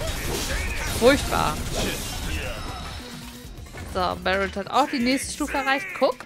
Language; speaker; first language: German; native; German